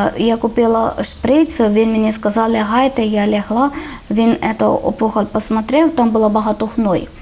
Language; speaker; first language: Ukrainian; non-native, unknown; Malayalam